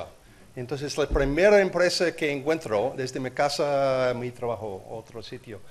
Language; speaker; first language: Spanish; non-native, learner; English